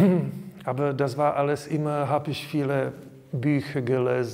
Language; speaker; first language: German; non-native, learner; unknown